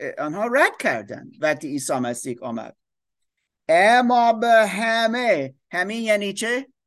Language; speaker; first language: Persian; non-native, fluent; English